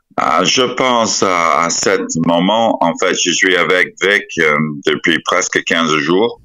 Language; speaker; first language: French; non-native, fluent; English